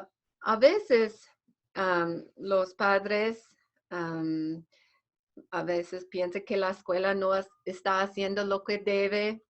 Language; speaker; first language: Spanish; non-native, fluent; English